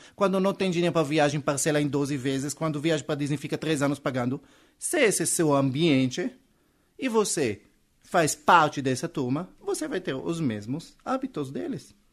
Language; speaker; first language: Portuguese; non-native, fluent; Hebrew